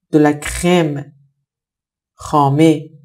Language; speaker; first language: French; non-native, fluent; Persian